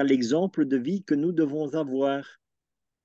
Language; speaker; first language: French; native; French